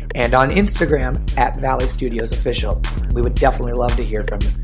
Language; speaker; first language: English; native; English